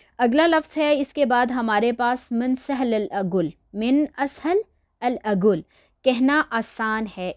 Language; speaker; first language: Urdu; native; Urdu